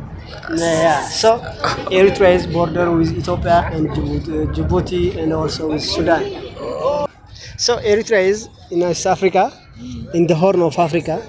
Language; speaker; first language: English; non-native, learner; Tigrinya